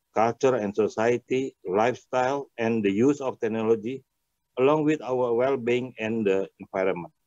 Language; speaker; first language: English; non-native, fluent; Indonesian